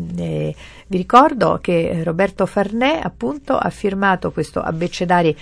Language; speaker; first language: Italian; native; Italian